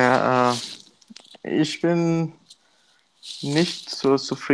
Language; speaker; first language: German; non-native, learner; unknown